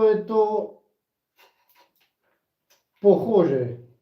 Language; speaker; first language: Russian; non-native, learner; Slovenian